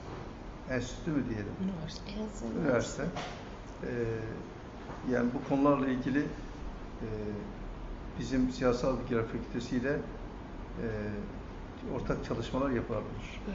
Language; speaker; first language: Turkish; native; Turkish